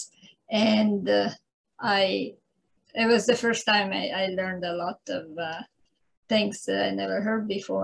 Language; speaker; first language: English; non-native, fluent; Italian